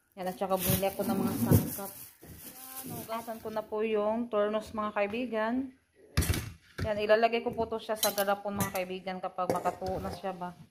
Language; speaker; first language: Filipino; non-native, local second language; Cebuano